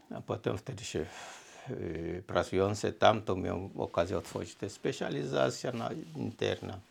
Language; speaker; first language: Polish; non-native, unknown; Swahili